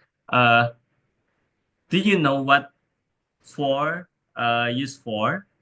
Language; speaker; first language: English; non-native, learner; Indonesian